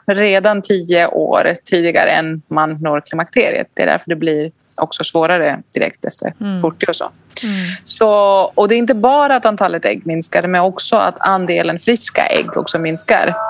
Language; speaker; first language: Swedish; non-native, fluent; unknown